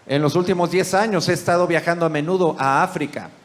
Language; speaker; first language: Spanish; native; Spanish